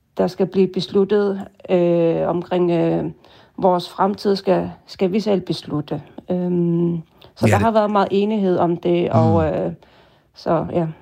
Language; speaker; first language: Danish; non-native, local second language; Kalaallisut